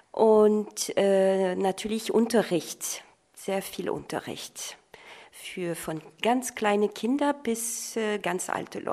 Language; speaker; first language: German; non-native, fluent; French